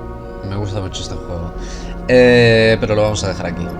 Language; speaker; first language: Spanish; native; Spanish